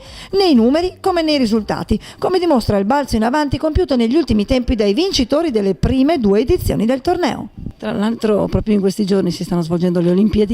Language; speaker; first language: Italian; native; Italian